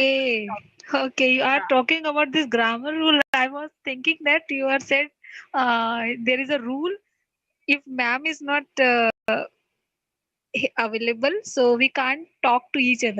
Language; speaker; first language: English; non-native, learner; Hindi